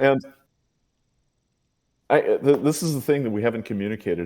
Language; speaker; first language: English; native; English